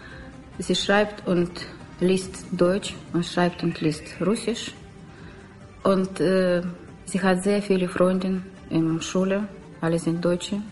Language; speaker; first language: German; non-native, learner; Russian